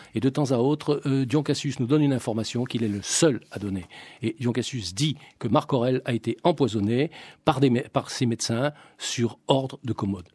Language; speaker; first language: French; native; French